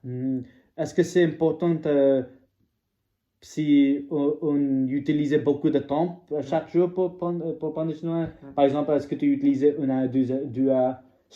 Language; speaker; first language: French; non-native, learner; English